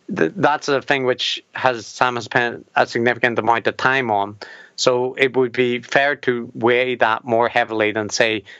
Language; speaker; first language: English; native; English